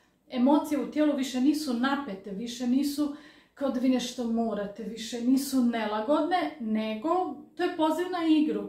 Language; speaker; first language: Croatian; native; Croatian